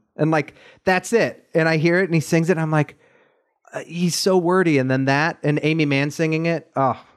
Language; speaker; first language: English; native; English